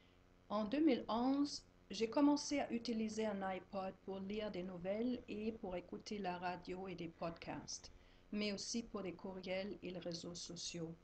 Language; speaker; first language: French; non-native, fluent; German